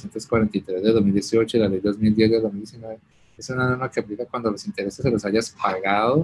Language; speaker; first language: Spanish; native; Spanish